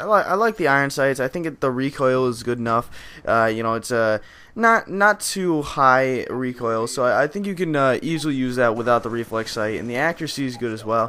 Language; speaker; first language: English; native; English